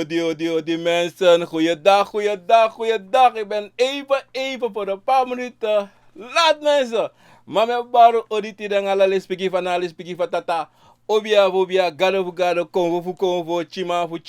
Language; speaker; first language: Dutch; non-native, local second language; Sranan Tongo